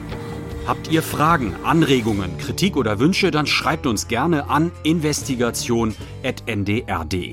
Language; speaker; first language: German; native; German